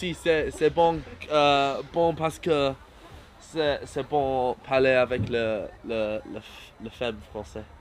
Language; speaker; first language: French; non-native, learner; Korean